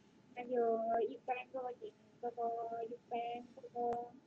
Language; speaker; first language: Cantonese; non-native, learner; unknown